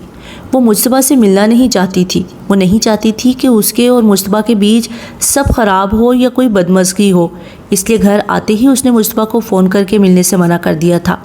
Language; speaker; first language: Urdu; native; Urdu